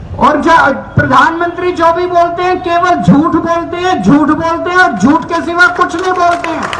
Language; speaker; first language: Hindi; native; Hindi